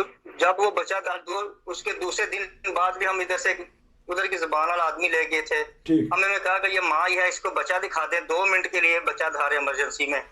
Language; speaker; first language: Hindi; non-native, local second language; Punjabi